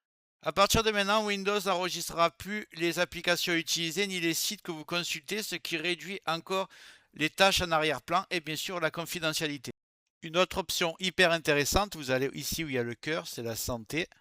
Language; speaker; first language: French; native; French